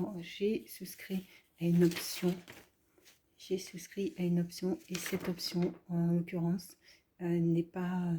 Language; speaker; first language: French; early bilingual, other home language; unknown